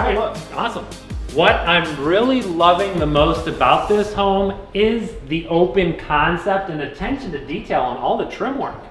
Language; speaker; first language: English; native; English